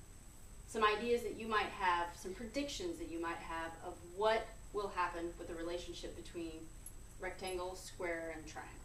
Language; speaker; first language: English; native; English